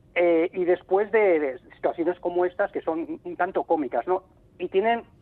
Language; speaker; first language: Spanish; native; Spanish